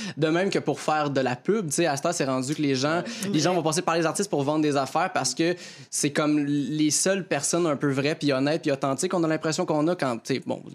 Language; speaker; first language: French; native; French